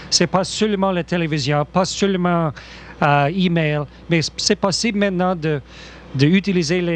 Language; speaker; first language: French; non-native, local second language; English